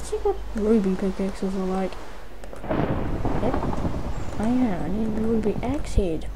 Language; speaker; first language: English; native; English